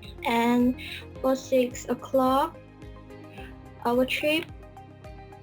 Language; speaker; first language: English; non-native, learner; Khmer